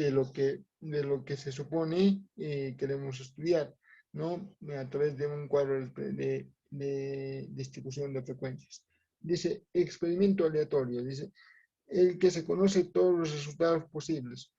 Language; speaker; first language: Spanish; native; Spanish